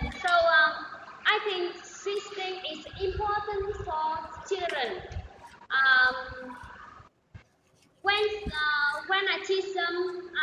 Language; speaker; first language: English; non-native, learner; Vietnamese